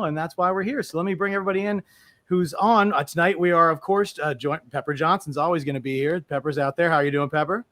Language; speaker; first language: English; native; English